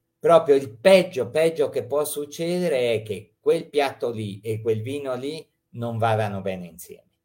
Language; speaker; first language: Italian; early bilingual, heritage; Italian